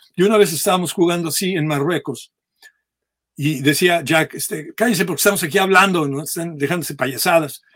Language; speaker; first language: Spanish; native; Spanish